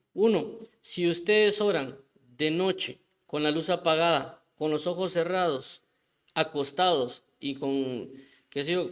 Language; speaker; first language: Spanish; native; Spanish